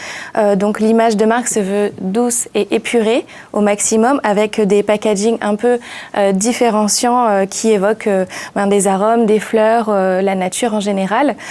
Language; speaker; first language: French; native; French